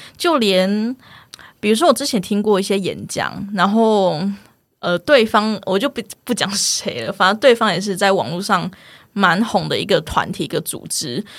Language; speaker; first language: Chinese; non-native, local second language; Min Nan Chinese